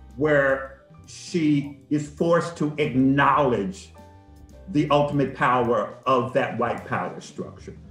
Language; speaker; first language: English; native; English